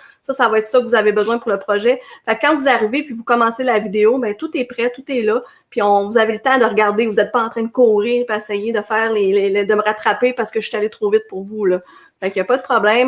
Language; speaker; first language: French; native; French